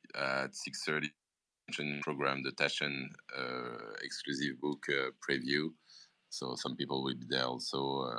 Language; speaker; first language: English; non-native, fluent; French